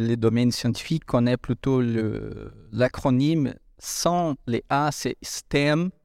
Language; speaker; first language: French; non-native, fluent; Portuguese